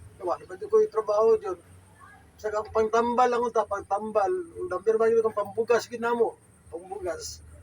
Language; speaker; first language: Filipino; native; Filipino